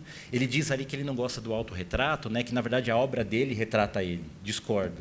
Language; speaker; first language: Portuguese; native; Portuguese